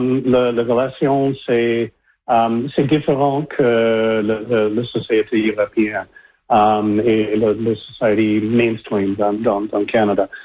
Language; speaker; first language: French; non-native, learner; English